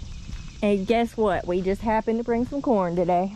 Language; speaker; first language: English; native; English